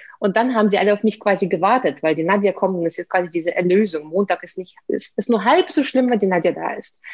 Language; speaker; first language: German; non-native, fluent; Russian